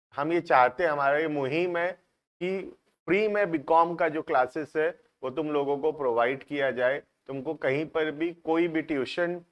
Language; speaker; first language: Hindi; native; Hindi